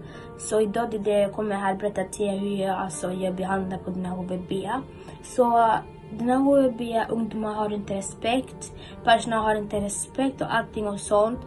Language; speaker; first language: Swedish; early bilingual, other home language; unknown